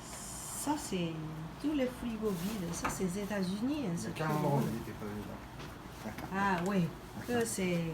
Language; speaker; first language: French; non-native, learner; Chinese